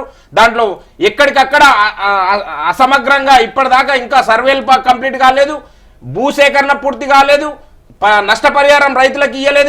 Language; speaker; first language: Telugu; native; Telugu